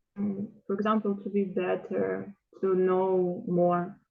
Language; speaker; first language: English; non-native, learner; Russian